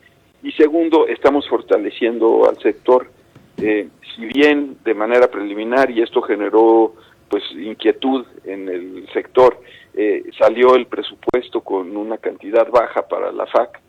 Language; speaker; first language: Spanish; native; Spanish